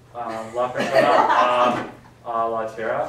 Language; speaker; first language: Spanish; non-native, learner; English